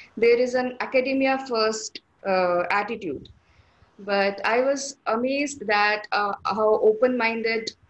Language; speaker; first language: English; non-native, local second language; Hindi